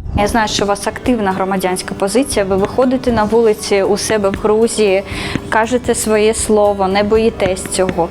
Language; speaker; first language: Ukrainian; native; Ukrainian